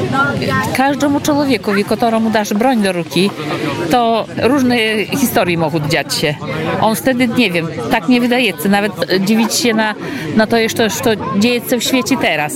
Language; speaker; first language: Polish; non-native, local second language; Belarusian